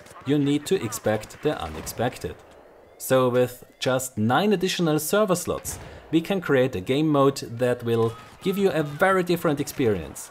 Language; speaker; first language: English; non-native, fluent; German